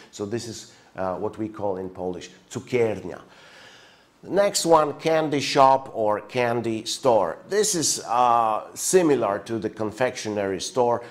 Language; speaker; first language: English; non-native, fluent; Polish